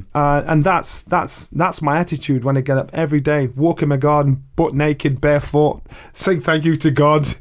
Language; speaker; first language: English; native; English